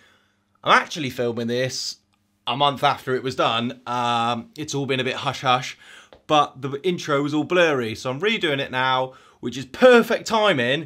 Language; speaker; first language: English; native; English